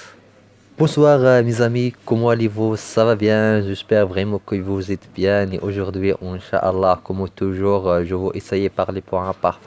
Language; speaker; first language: French; non-native, learner; Arabic